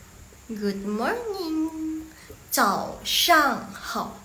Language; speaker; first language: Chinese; non-native, fluent; Indonesian